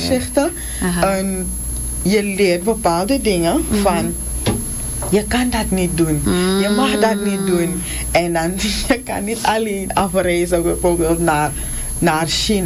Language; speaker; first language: Dutch; non-native, local second language; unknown